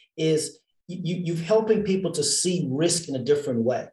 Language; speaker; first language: English; native; English